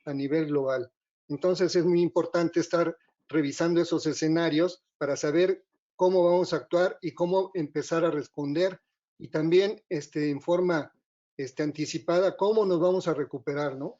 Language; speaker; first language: Spanish; native; Spanish